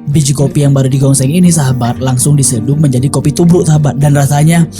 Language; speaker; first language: Indonesian; native; Indonesian